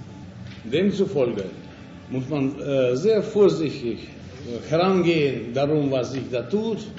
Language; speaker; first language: German; non-native, fluent; Russian